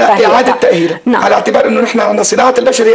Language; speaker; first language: Arabic; native; Arabic